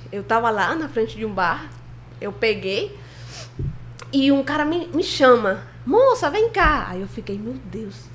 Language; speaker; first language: Portuguese; non-native, fluent; Spanish